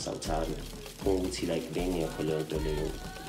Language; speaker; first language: English; non-native, local second language; Zulu